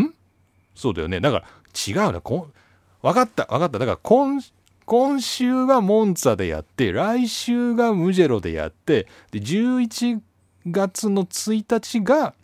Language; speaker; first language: Japanese; native; Japanese